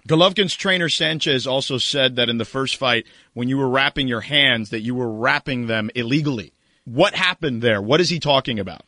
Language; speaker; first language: English; early bilingual, other home language; Spanish